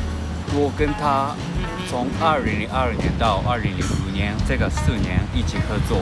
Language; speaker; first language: Chinese; non-native, learner; Japanese